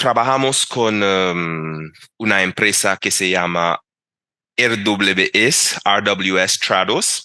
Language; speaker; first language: Spanish; non-native, fluent; English